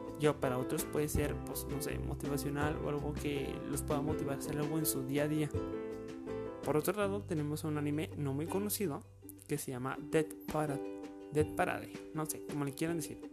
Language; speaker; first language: Spanish; native; Spanish